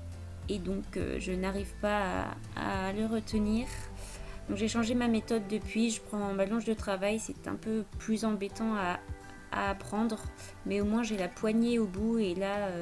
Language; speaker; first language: French; native; French